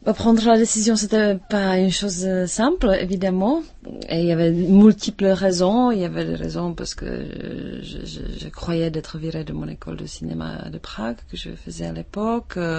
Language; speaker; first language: French; non-native, fluent; Czech